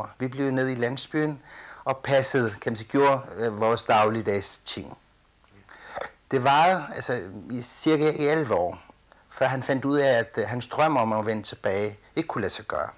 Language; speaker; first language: Danish; early bilingual, other home language; Kurdish